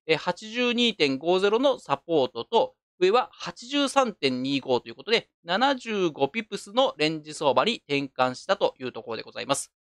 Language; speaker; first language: Japanese; native; Japanese